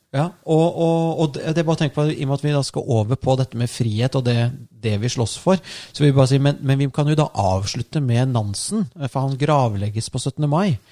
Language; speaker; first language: Norwegian; native; Norwegian